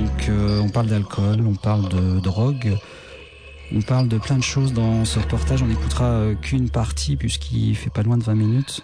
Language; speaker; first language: French; native; French